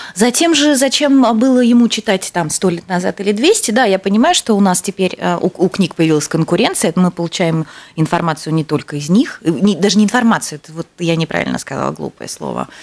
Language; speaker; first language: Russian; native; Russian